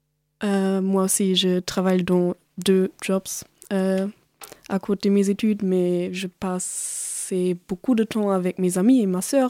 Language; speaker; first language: French; non-native, learner; German